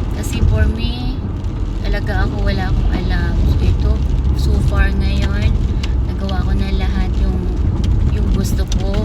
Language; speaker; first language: Filipino; native; Filipino